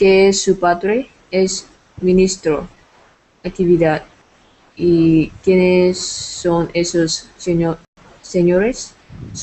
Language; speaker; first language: Spanish; non-native, learner; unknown